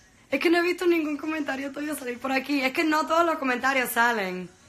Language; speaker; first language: Spanish; early bilingual, heritage; Spanish